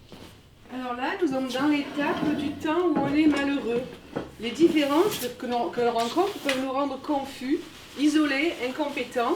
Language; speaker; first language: French; native; French